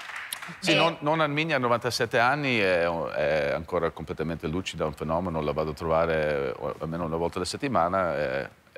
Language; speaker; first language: Italian; early bilingual, heritage; English